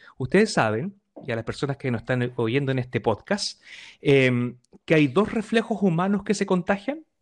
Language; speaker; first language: Spanish; native; Spanish